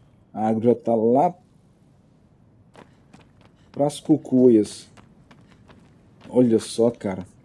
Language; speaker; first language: Portuguese; native; Portuguese